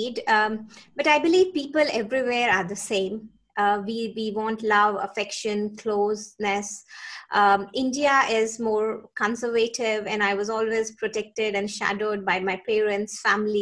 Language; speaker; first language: English; non-native, local second language; Hindi